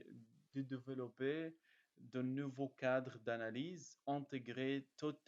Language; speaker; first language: French; non-native, learner; Arabic